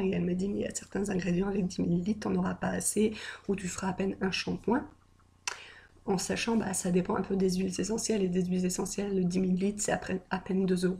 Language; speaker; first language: French; native; French